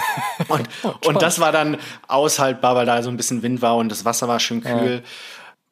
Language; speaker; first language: German; early bilingual, other home language; Thai